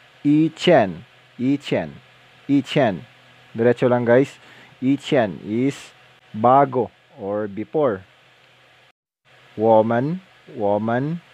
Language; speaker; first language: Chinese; non-native, learner; Filipino